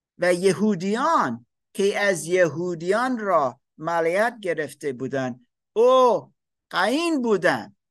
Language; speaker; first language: Persian; non-native, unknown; German